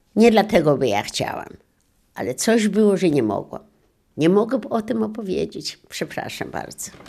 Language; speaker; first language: Polish; non-native, local second language; Yiddish